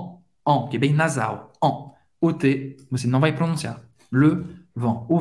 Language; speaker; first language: Portuguese; non-native, fluent; French